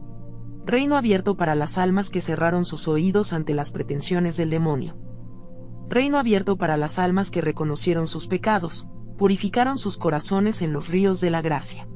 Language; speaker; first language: Spanish; native; Spanish